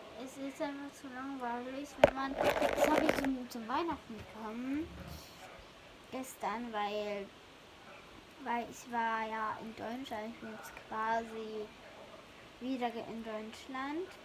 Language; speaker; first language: German; early bilingual, heritage; German